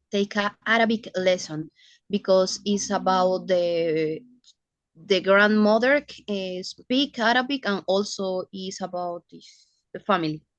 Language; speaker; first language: English; non-native, learner; Spanish